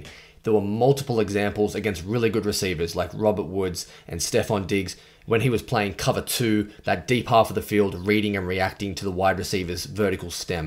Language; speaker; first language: English; native; English